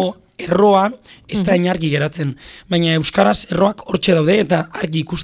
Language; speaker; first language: Basque; native; Basque